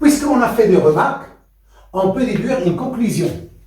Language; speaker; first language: French; non-native, local second language; Arabic